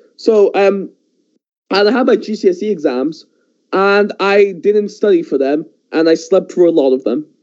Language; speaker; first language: English; early bilingual, other home language; Persian